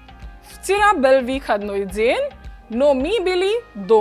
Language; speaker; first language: Russian; non-native, fluent; English